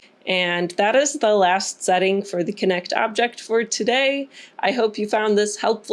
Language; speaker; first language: English; native; English